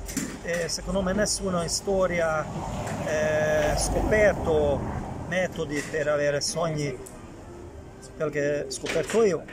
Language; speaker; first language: Italian; non-native, learner; Hungarian